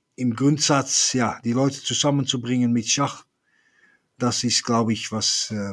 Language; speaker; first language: German; non-native, fluent; Dutch